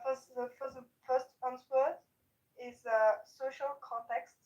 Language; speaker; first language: English; non-native, learner; French